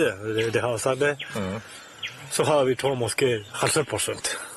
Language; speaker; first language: Danish; non-native, fluent; Spanish